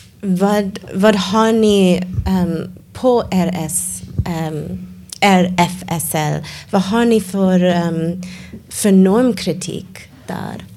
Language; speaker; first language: Swedish; non-native, learner; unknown